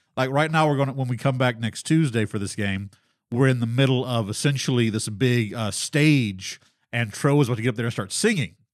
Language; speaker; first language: English; native; English